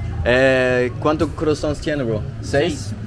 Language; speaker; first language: Spanish; non-native, learner; German